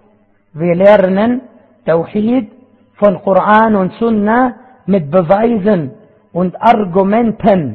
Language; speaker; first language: German; non-native, fluent; Arabic